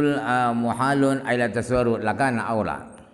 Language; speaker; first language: Arabic; non-native, fluent; Indonesian